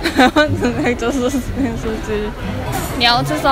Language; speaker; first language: Chinese; non-native, learner; Korean